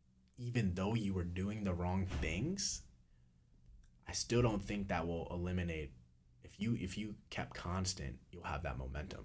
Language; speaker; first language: English; native; English